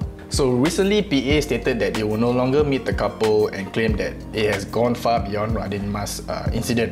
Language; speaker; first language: English; non-native, local second language; Malay